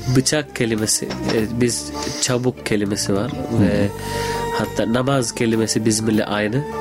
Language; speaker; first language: Turkish; non-native, fluent; Urdu